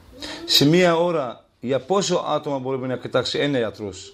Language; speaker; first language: Greek; non-native, learner; Kurdish